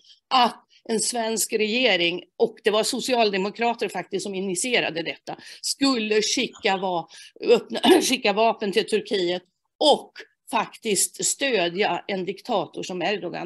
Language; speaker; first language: Swedish; native; Swedish